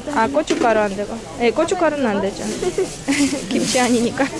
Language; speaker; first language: Korean; non-native, fluent; Russian